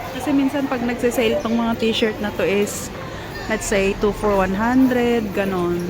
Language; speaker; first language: Filipino; native; Filipino